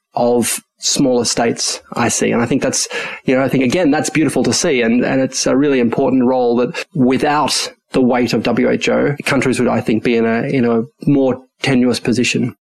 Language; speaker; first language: English; early bilingual, other home language; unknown